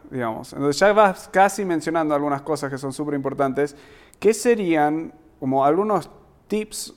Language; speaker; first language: Spanish; early bilingual, heritage; Spanish